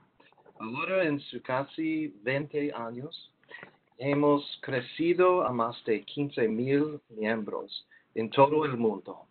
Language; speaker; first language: Spanish; non-native, learner; English